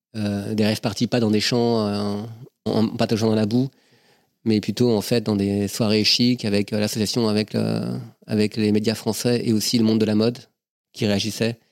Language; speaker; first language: French; native; French